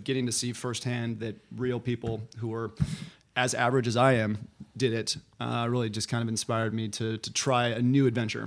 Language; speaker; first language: English; native; English